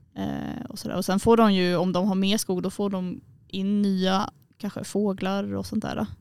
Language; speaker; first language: Swedish; native; Swedish